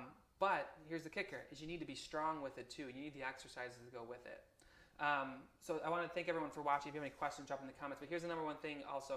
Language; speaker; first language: English; native; English